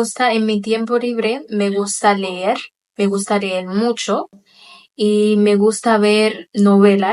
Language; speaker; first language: Spanish; non-native, local second language; Haitian Creole